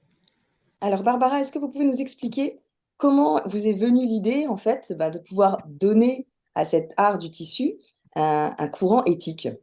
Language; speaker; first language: French; native; French